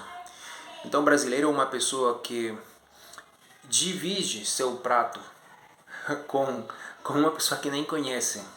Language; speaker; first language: Portuguese; non-native, fluent; Spanish